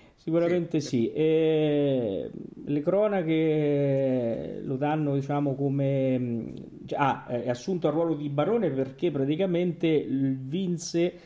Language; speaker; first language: Italian; native; Italian